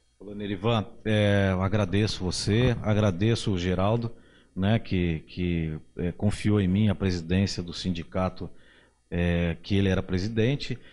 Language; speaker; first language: Portuguese; native; Portuguese